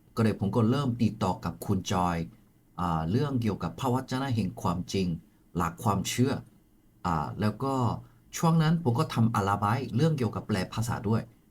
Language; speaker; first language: Thai; non-native, fluent; Korean